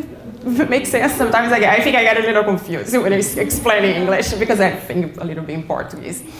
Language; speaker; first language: English; non-native, learner; Portuguese